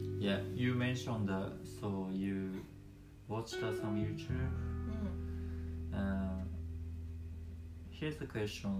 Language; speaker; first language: English; non-native, learner; Japanese